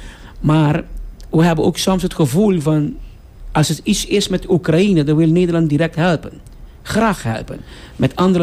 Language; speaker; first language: Dutch; non-native, local second language; Papiamento